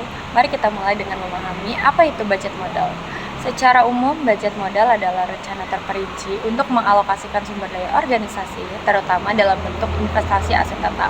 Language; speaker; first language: Indonesian; native; Indonesian